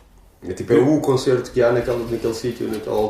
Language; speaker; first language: Portuguese; native; Portuguese